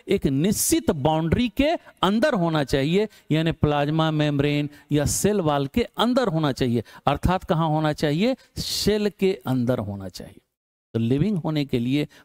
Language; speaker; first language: Hindi; native; Hindi